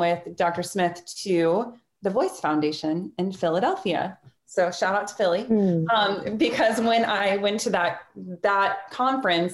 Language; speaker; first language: English; native; English